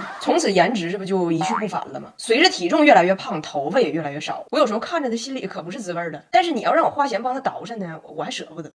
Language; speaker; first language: Chinese; native; Chinese